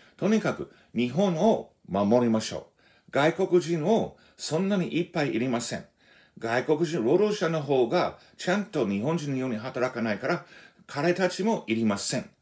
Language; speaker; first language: Japanese; non-native, fluent; English